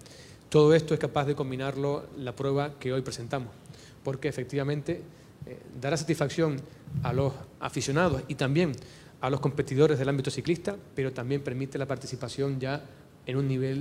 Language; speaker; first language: Spanish; native; Spanish